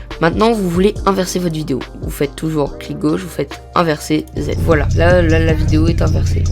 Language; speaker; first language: French; native; French